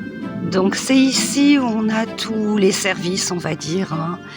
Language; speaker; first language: French; native; French